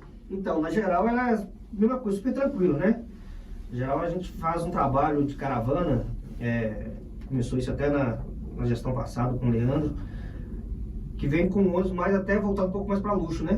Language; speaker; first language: Portuguese; native; Portuguese